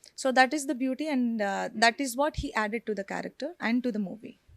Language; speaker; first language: English; non-native, local second language; Telugu